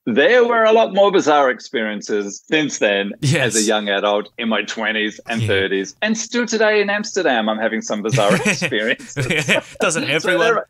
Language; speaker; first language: English; native; English